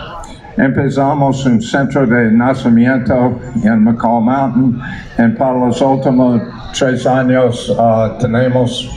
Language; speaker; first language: Spanish; non-native, learner; English